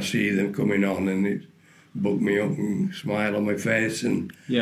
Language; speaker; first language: English; native; English